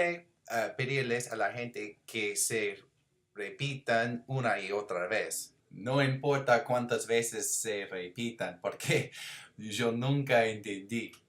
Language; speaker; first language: Spanish; non-native, learner; English